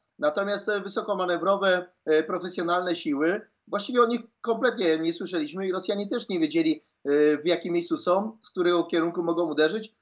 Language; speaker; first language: Polish; native; Polish